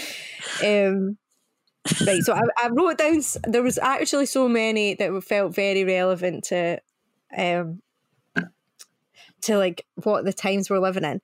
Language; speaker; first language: English; native; English